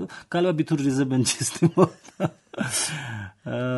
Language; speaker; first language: Turkish; non-native, learner; Georgian